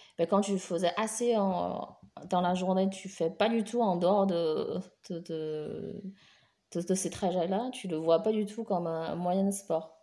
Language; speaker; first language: French; non-native, fluent; Chinese